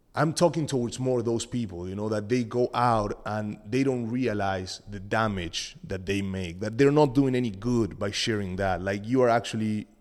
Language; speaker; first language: English; non-native, fluent; Spanish